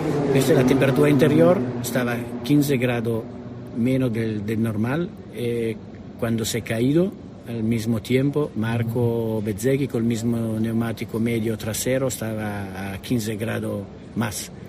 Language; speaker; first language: Spanish; non-native, learner; Italian